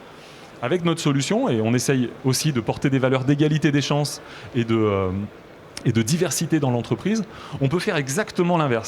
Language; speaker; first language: French; native; French